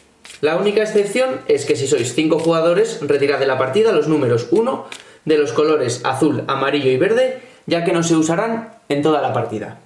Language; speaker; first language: Spanish; native; Spanish